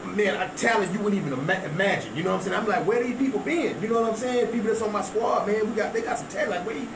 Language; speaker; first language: English; native; English